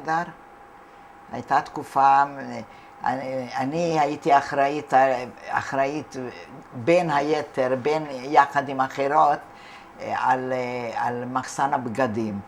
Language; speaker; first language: Hebrew; non-native, fluent; Hungarian